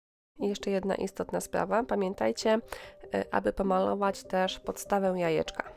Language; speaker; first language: Polish; native; Polish